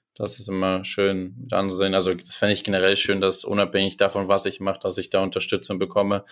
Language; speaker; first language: German; native; German